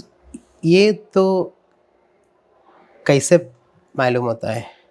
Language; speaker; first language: Hindi; non-native, local second language; Malayalam